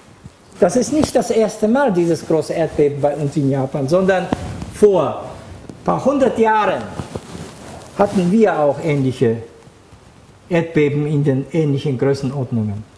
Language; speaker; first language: German; non-native, fluent; Japanese